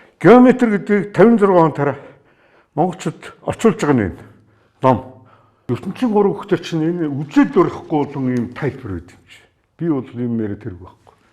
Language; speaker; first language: Mongolian; native; Mongolian